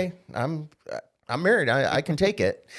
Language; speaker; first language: English; native; English